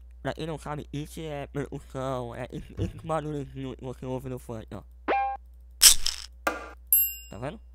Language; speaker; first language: Portuguese; native; Portuguese